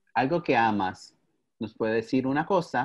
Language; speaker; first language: Spanish; early bilingual, heritage; English